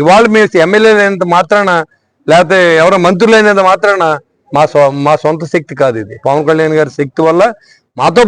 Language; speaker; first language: Telugu; native; Telugu